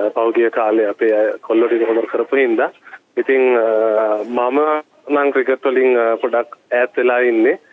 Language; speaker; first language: Sinhala; native; Sinhala